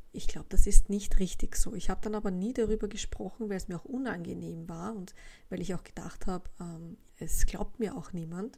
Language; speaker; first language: German; native; German